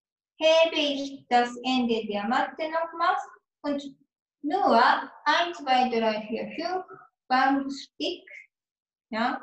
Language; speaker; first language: German; non-native, learner; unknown